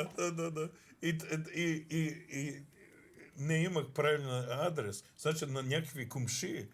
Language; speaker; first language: Bulgarian; non-native, fluent; English